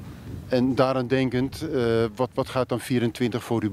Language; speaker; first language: Dutch; native; Dutch